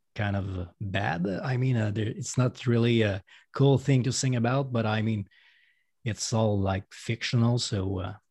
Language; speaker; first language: English; non-native, fluent; French